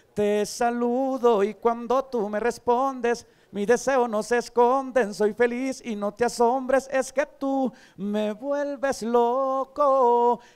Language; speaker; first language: Spanish; native; Spanish